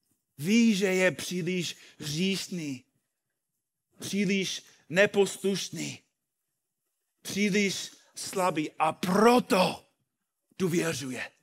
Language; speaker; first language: Czech; non-native, fluent; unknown